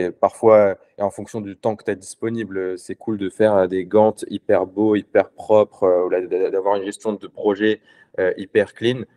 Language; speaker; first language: French; non-native, local second language; Arabic